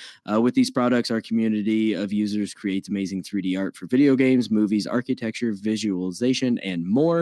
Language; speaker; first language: English; native; English